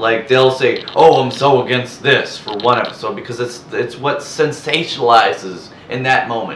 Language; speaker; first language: English; native; English